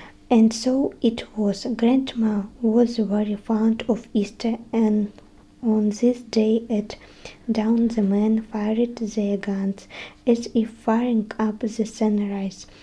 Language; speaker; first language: English; non-native, learner; Russian